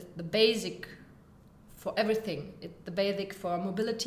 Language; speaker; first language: English; non-native, learner; German